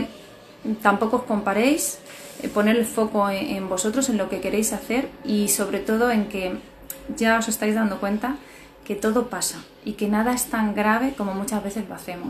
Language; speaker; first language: Spanish; native; Spanish